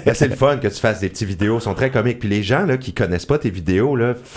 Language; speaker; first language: French; native; French